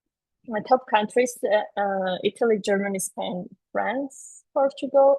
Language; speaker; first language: English; non-native, fluent; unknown